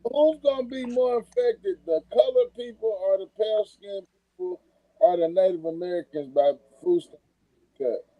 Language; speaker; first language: English; native; English